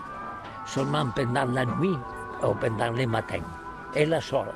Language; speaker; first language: French; non-native, learner; Catalan